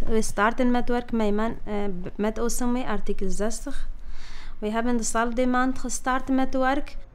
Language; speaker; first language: Dutch; non-native, learner; Kurdish